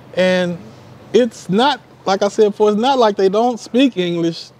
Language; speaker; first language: English; native; English